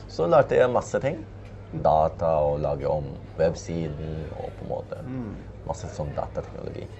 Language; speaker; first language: Norwegian; non-native, fluent; Filipino